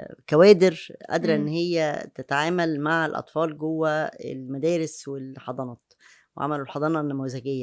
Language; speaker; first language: Arabic; native; Arabic